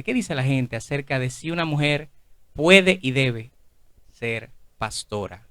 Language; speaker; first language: Spanish; native; Spanish